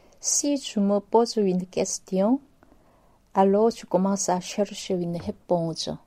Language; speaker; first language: French; non-native, fluent; Korean